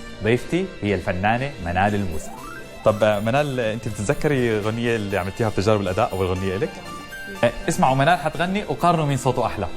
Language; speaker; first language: Arabic; native; Arabic